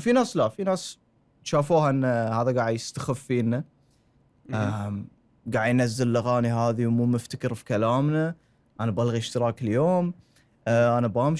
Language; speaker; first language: Arabic; native; Arabic